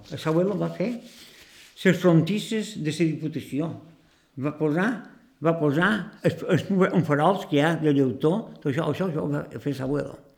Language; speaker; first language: Catalan; native; Catalan